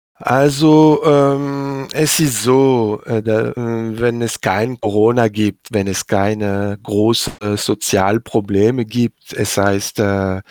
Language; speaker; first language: German; non-native, learner; French